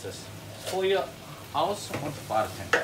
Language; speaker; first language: German; non-native, learner; Korean